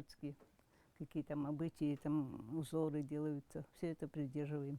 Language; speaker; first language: Russian; non-native, local second language; Yakut